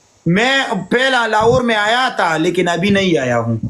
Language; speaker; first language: Hindi; non-native, learner; Pashto